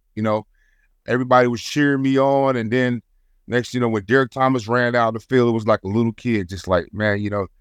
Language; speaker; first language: English; native; English